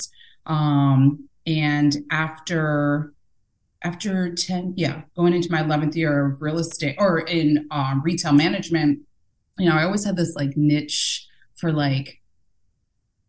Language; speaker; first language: English; native; English